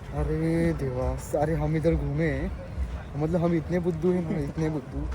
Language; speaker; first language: Hindi; non-native, local second language; Marathi